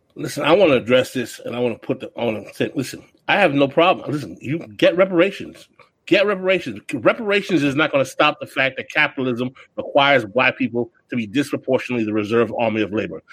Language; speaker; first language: English; early bilingual, other home language; Haitian Creole